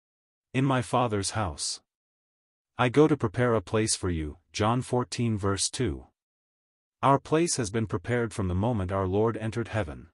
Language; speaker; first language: English; native; English